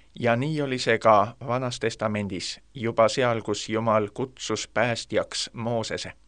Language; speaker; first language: Estonian; native; Estonian